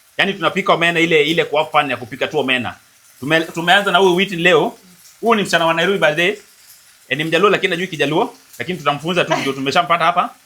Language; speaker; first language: Swahili; non-native, local second language; Luo (Kenya and Tanzania)